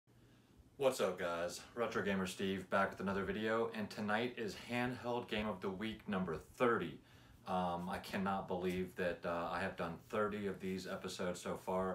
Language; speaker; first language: English; native; English